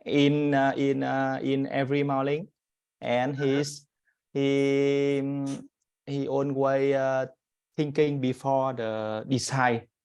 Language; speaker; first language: English; non-native, learner; Vietnamese